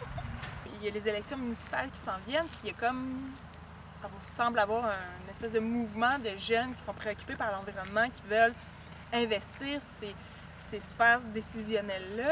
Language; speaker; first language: French; native; French